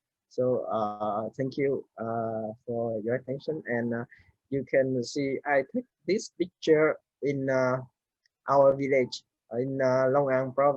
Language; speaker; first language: English; non-native, learner; Vietnamese